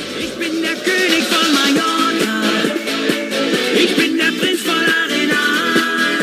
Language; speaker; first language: German; native; German